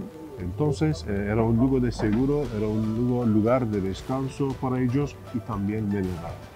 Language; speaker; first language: Spanish; non-native, fluent; Turkish